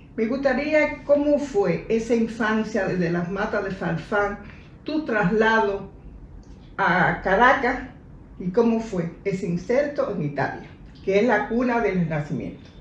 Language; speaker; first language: Spanish; native; Spanish